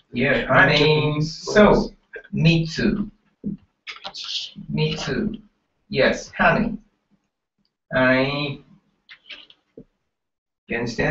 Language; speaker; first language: English; non-native, learner; Japanese